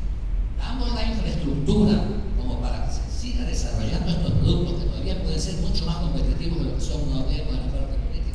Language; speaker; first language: Spanish; native; Spanish